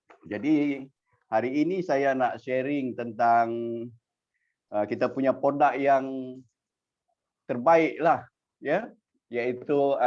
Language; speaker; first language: Malay; native; Malay